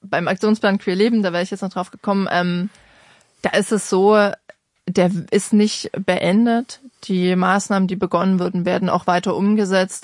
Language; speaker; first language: German; native; German